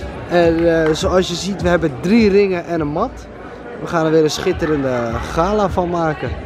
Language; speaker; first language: Dutch; native; Dutch